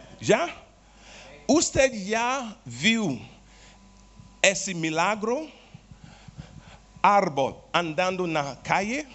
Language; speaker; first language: Spanish; non-native, learner; Portuguese